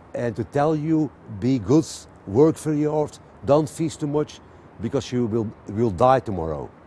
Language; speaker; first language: English; non-native, fluent; Dutch